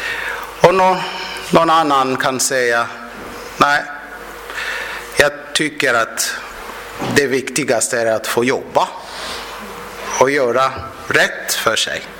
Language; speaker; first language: Swedish; non-native, fluent; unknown